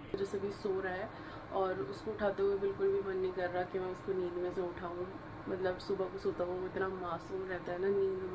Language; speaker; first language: Hindi; native; Hindi